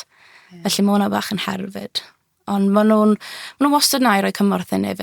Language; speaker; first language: Welsh; native; Welsh